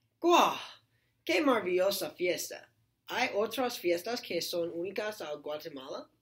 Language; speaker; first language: Spanish; non-native, learner; English